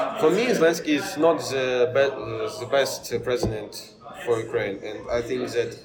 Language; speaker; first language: English; non-native, learner; Ukrainian